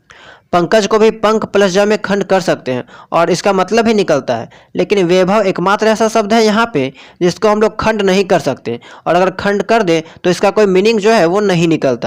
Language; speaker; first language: Hindi; native; Hindi